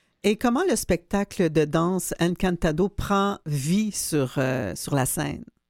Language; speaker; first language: French; native; French